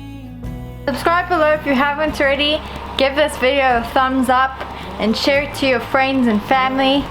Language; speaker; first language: English; native; English